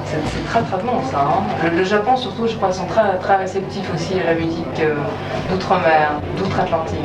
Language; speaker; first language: French; native; French